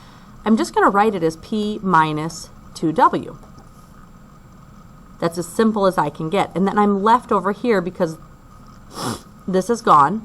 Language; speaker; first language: English; native; English